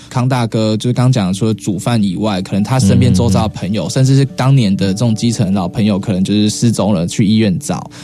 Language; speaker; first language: Chinese; native; Chinese